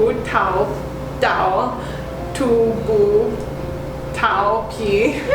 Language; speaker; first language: Chinese; non-native, learner; English